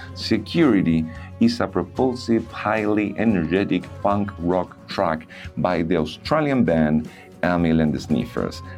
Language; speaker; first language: English; non-native, learner; Spanish